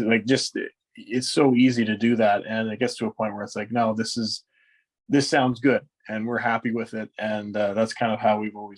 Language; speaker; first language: English; native; English